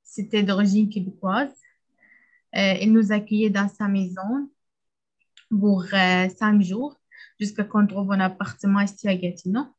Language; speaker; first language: French; non-native, learner; Arabic